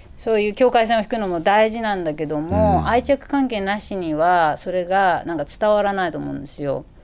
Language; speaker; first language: Japanese; native; Japanese